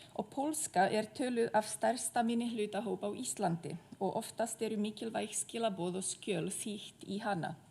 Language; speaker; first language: Icelandic; non-native, fluent; Czech